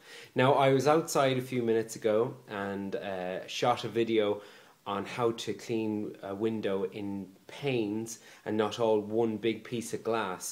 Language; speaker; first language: English; native; English